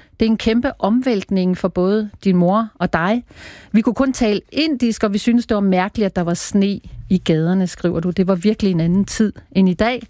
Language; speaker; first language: Danish; native; Danish